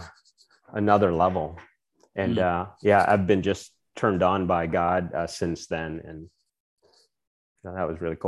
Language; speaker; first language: English; non-native, local second language; Filipino